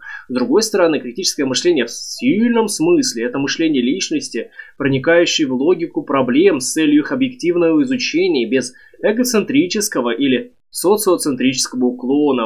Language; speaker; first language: Russian; native; Russian